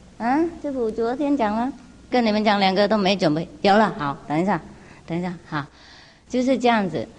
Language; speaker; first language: Chinese; non-native, fluent; Vietnamese